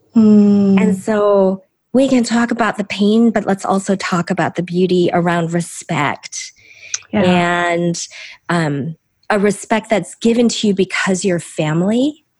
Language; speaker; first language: English; early bilingual, other home language; Korean